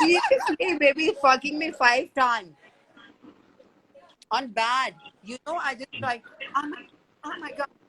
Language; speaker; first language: English; non-native, learner; Hindi